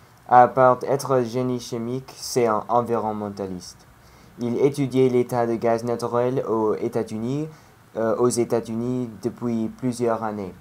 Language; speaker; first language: French; non-native, learner; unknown